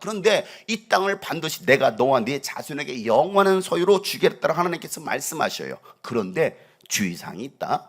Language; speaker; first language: Korean; native; Korean